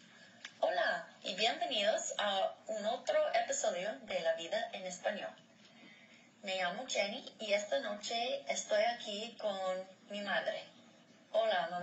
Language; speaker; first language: Spanish; non-native, learner; English